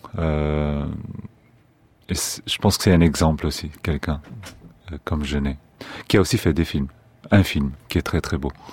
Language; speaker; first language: French; non-native, fluent; Portuguese